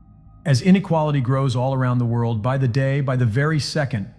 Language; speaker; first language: English; native; English